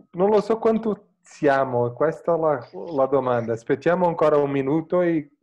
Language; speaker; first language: Italian; non-native, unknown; Portuguese